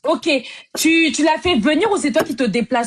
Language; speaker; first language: French; native; French